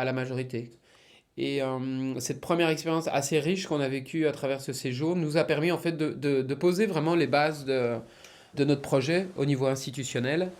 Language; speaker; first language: French; native; French